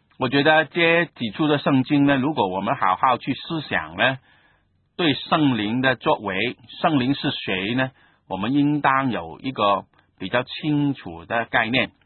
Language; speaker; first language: Chinese; non-native, local second language; Cantonese